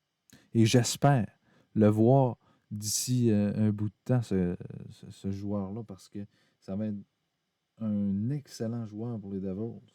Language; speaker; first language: French; native; French